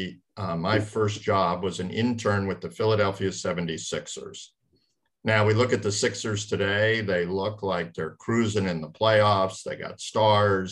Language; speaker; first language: English; native; English